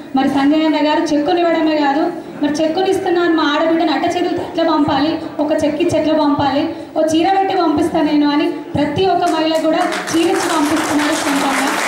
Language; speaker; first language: Telugu; native; Telugu